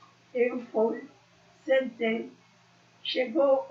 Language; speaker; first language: Portuguese; non-native, learner; Persian